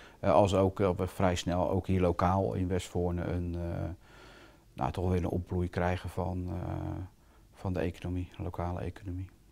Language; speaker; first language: Dutch; native; Dutch